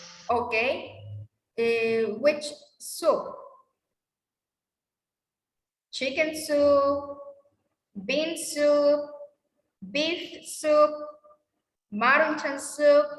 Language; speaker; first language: English; non-native, learner; Spanish